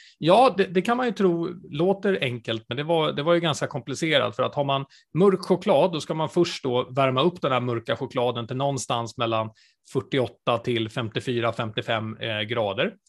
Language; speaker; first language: Swedish; native; Swedish